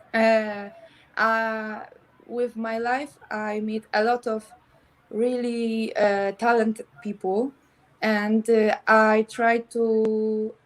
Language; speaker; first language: English; non-native, learner; Polish